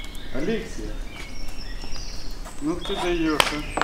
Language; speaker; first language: Russian; native; Russian